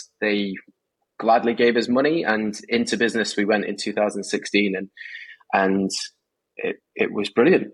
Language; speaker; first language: English; native; English